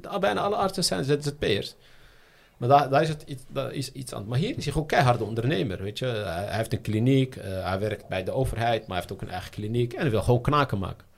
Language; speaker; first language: Dutch; early bilingual, other home language; Riffian